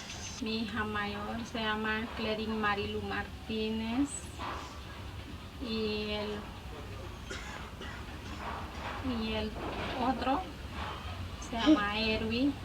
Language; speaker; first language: Spanish; non-native, local second language; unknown